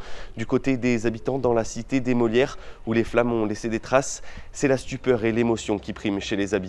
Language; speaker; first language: French; native; French